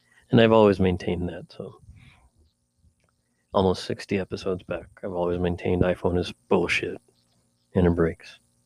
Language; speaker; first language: English; native; English